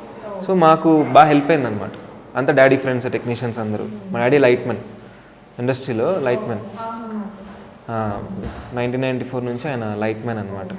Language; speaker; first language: Telugu; native; Telugu